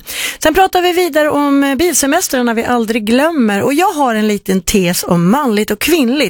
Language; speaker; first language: Swedish; native; Swedish